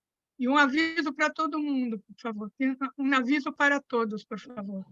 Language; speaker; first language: Spanish; non-native, fluent; Portuguese